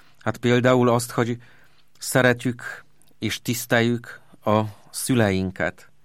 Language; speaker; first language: Hungarian; non-native, fluent; Polish